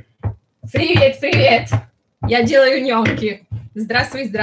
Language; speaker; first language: Russian; early bilingual, heritage; Italian